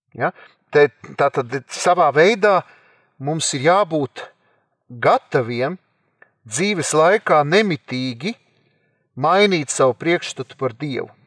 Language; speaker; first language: Latvian; native; Latvian